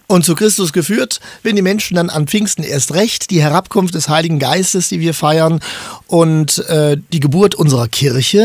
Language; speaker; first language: German; native; German